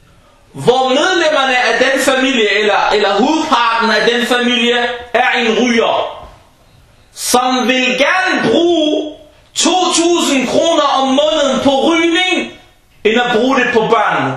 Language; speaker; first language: Danish; early bilingual, other home language; Arabic